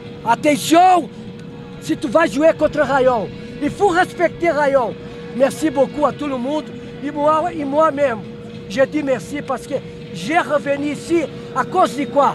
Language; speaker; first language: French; non-native, learner; Portuguese